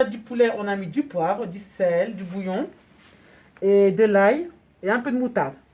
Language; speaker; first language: French; native; French